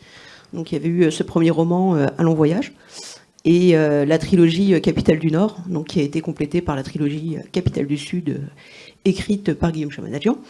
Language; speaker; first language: French; native; French